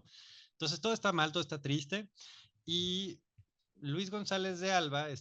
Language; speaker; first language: Spanish; native; Spanish